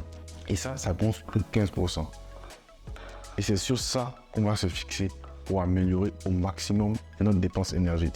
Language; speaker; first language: French; native; French